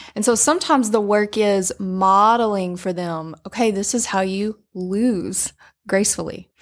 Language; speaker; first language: English; native; English